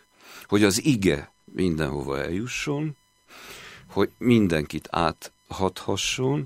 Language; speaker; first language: Hungarian; native; Hungarian